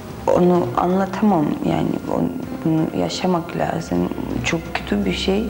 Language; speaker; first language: Turkish; non-native, learner; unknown